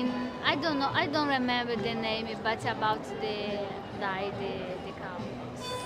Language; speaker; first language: English; non-native, learner; Portuguese